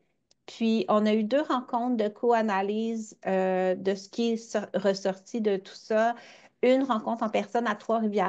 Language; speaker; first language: French; native; French